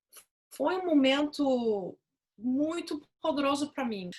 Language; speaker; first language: Portuguese; non-native, fluent; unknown